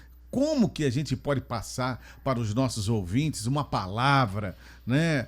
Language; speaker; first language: Portuguese; native; Portuguese